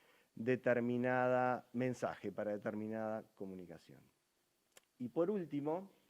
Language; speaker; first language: Spanish; native; Spanish